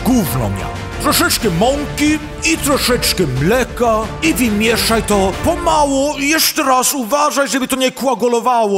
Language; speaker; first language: Polish; early bilingual, heritage; Polish